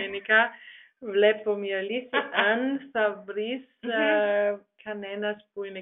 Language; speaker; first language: Greek; non-native, learner; German